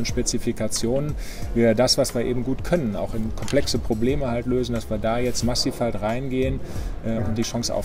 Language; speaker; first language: German; native; German